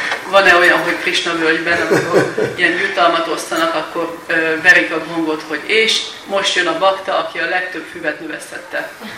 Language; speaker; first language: Hungarian; native; Hungarian